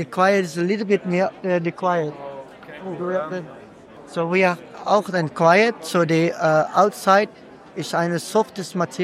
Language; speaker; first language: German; non-native, learner; Dutch